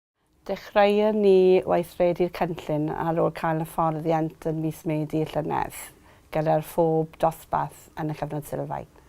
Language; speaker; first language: Welsh; native; Welsh